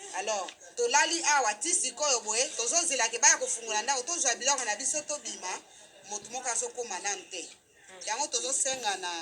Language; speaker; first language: Lingala; native; Lingala